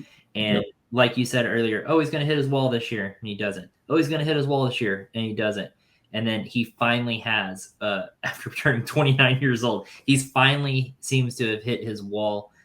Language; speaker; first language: English; native; English